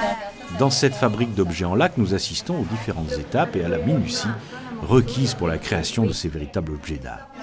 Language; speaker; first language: French; native; French